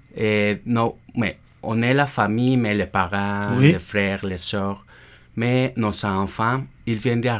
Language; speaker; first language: French; non-native, learner; Spanish